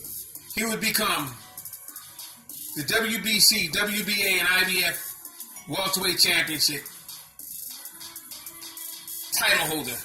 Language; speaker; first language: English; native; English